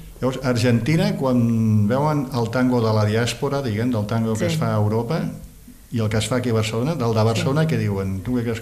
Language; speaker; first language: Catalan; native; Catalan